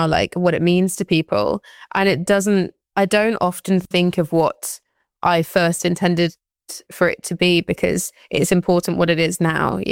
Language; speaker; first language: English; native; English